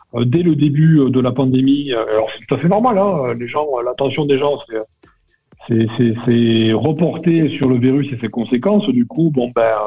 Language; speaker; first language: French; native; French